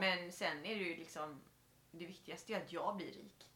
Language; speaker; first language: Swedish; native; Swedish